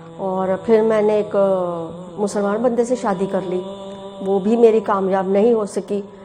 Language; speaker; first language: Urdu; native; Urdu